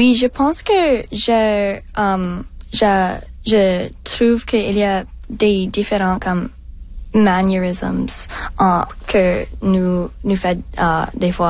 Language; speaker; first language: French; non-native, local second language; English